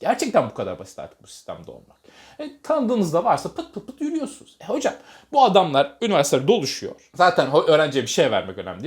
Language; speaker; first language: Turkish; native; Turkish